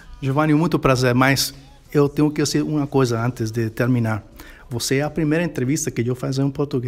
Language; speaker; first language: Portuguese; non-native, fluent; Spanish